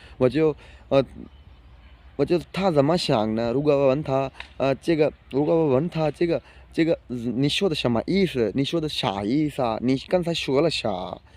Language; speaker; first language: Chinese; non-native, learner; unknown